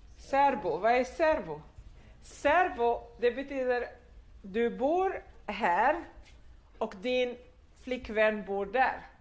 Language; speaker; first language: Swedish; non-native, fluent; Arabic